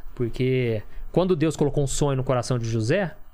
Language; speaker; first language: Portuguese; native; Portuguese